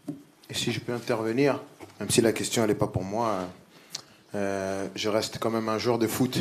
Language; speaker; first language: French; native; French